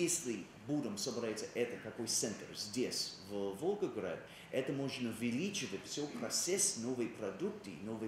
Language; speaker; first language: Russian; non-native, learner; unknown